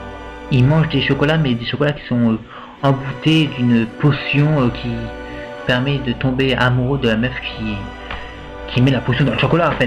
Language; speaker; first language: French; native; French